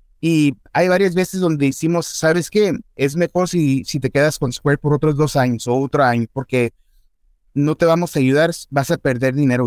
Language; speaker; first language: Spanish; early bilingual, heritage; Spanish